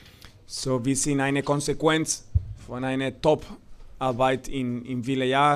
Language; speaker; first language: German; non-native, fluent; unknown